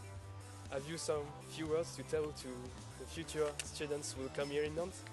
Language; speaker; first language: English; non-native, learner; French